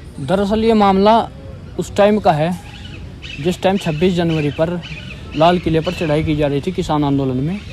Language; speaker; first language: Hindi; native; Hindi